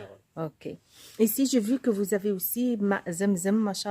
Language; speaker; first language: French; non-native, local second language; Arabic